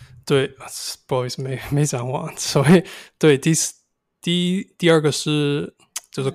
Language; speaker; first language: Chinese; non-native, fluent; English